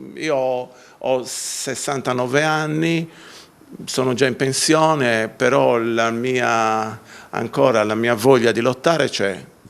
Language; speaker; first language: Italian; native; Italian